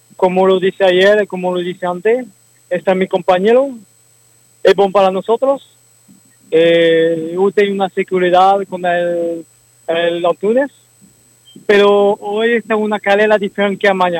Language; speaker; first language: Spanish; non-native, learner; French